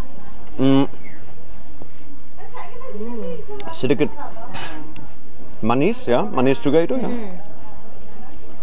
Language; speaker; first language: Indonesian; non-native, fluent; German